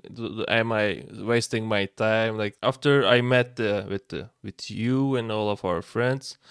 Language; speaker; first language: English; non-native, fluent; Turkish